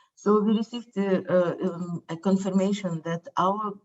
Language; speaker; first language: English; non-native, fluent; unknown